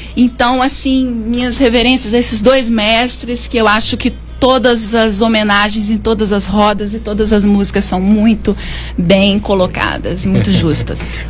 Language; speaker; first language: Portuguese; native; Portuguese